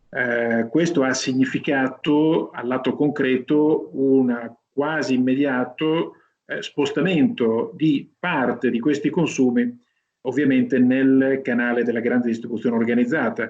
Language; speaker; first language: Italian; native; Italian